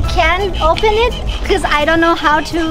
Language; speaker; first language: English; non-native, learner; Thai